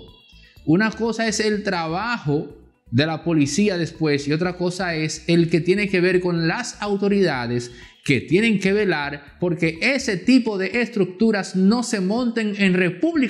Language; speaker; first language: Spanish; native; Spanish